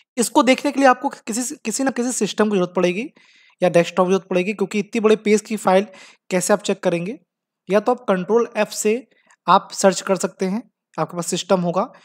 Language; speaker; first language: Hindi; native; Hindi